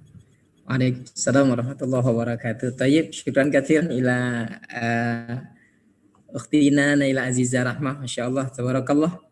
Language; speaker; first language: Arabic; non-native, learner; Indonesian